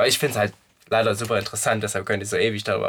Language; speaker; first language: German; native; German